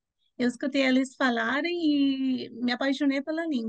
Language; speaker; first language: Portuguese; non-native, fluent; Spanish